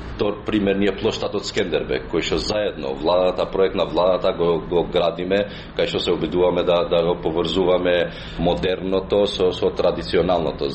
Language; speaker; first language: Macedonian; non-native, local second language; Albanian